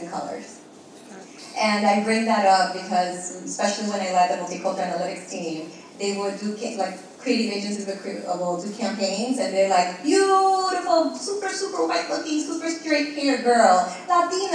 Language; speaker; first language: English; early bilingual, other home language; Spanish